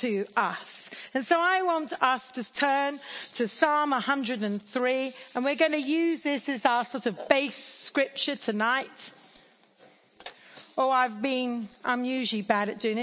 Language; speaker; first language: English; native; English